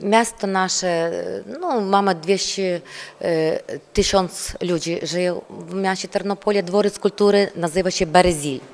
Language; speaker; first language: Polish; non-native, learner; Ukrainian